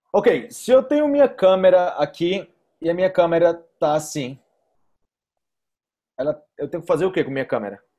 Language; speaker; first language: Portuguese; native; Portuguese